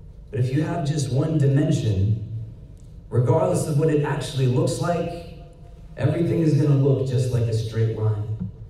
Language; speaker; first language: English; native; English